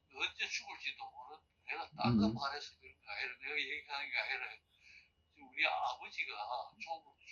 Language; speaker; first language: Korean; early bilingual, heritage; Korean